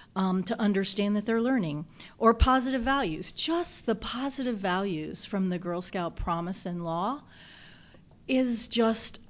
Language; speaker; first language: English; native; English